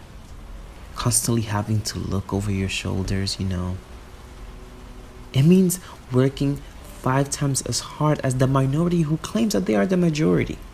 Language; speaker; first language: English; native; English